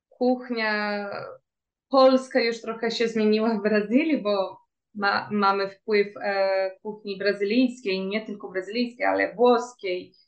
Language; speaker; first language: Polish; early bilingual, heritage; Portuguese